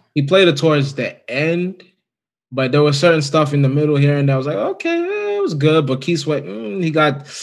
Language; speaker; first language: English; native; English